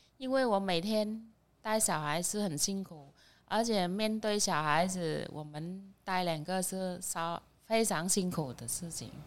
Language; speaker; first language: Chinese; non-native, fluent; Vietnamese